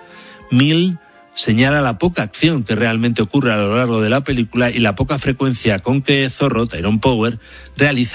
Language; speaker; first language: Spanish; native; Spanish